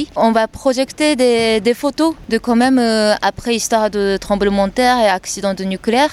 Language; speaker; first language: French; non-native, fluent; Japanese